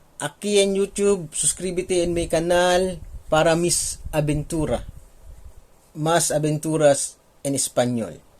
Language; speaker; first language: Spanish; non-native, learner; Filipino